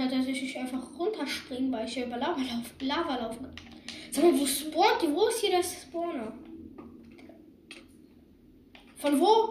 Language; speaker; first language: German; native; German